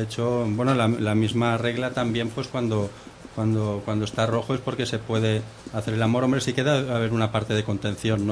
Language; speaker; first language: Spanish; native; Spanish